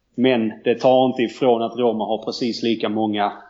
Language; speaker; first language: Swedish; native; Swedish